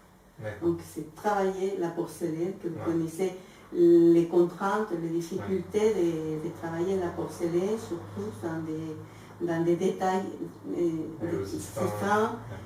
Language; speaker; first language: French; non-native, fluent; Spanish